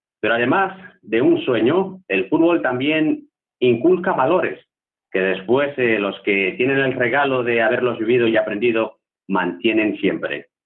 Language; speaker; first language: Spanish; native; Spanish